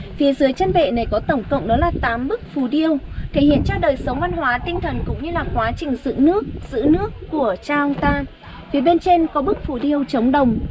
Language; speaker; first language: Vietnamese; non-native, local second language; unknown